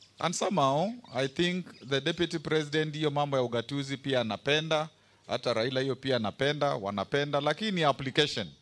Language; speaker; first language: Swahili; non-native, local second language; Kamba